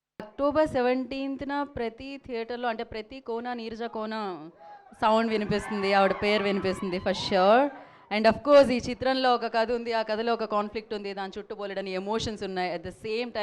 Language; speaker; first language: Telugu; native; Telugu